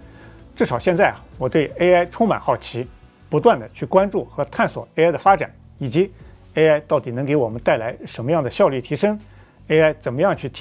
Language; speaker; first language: Chinese; native; Chinese